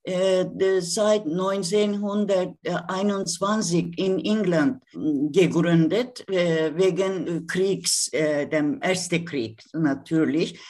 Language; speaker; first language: German; non-native, learner; Turkish